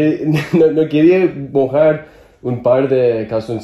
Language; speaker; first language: Spanish; non-native, fluent; English